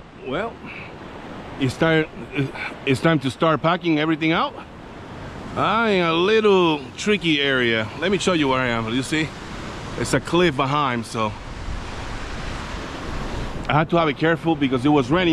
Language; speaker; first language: English; non-native, local second language; Spanish